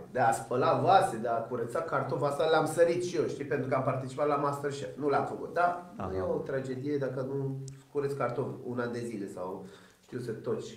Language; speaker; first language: Romanian; early bilingual, other home language; Persian